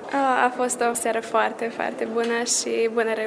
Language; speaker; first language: Romanian; early bilingual, heritage; Romanian